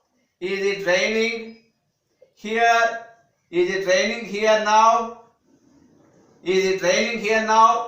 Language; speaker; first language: English; non-native, local second language; Telugu